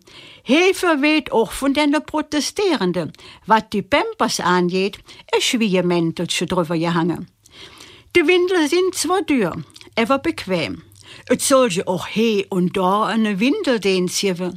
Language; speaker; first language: German; native; German